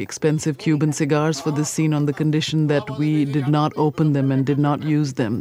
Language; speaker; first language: English; non-native, local second language; Punjabi